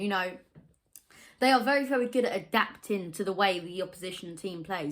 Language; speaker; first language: English; native; English